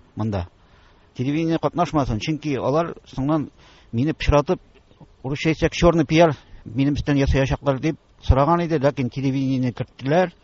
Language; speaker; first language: Tatar; native; Tatar